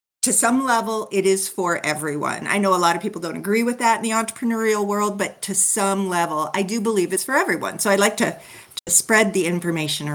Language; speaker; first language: English; native; English